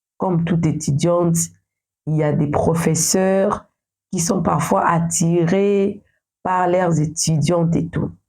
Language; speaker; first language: French; non-native, local second language; Lingala